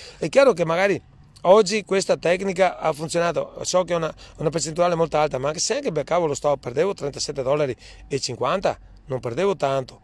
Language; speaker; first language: Italian; native; Italian